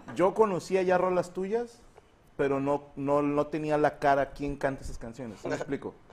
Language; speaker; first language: Spanish; native; Spanish